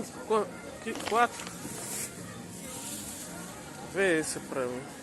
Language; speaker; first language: Portuguese; non-native, fluent; Haitian Creole